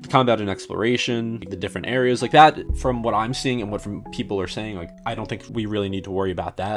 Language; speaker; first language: English; native; English